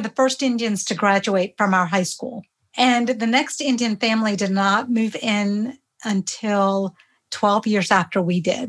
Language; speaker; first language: English; early bilingual, other home language; Hindi